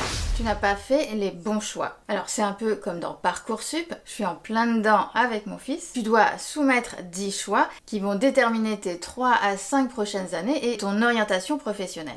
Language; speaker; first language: French; native; French